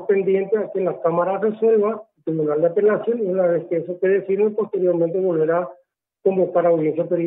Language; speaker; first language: Spanish; native; Spanish